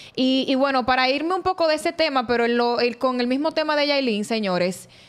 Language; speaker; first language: Spanish; native; Spanish